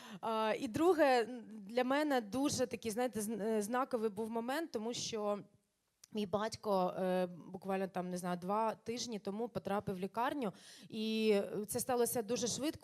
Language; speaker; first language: Ukrainian; non-native, local second language; Russian